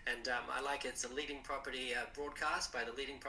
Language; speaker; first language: English; native; English